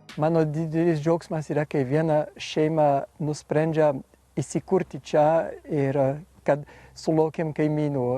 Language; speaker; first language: Lithuanian; non-native, fluent; French